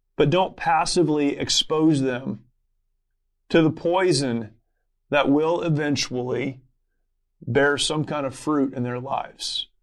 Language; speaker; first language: English; native; English